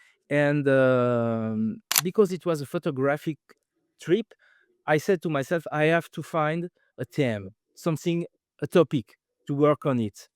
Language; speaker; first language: English; non-native, fluent; French